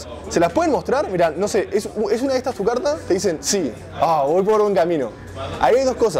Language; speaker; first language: Spanish; native; Spanish